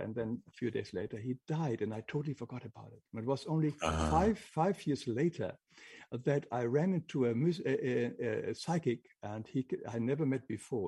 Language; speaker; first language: English; non-native, fluent; German